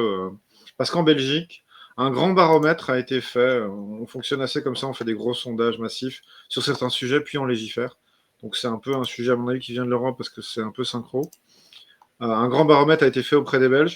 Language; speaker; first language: French; native; French